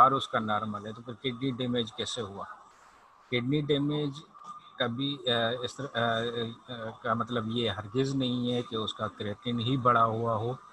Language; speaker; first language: Urdu; native; Urdu